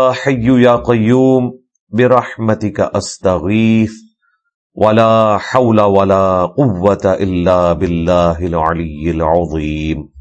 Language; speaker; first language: Urdu; non-native, local second language; Punjabi